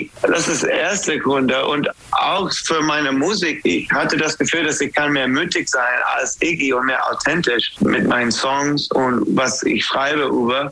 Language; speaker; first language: German; non-native, learner; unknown